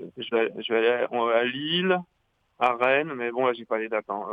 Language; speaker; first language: French; native; French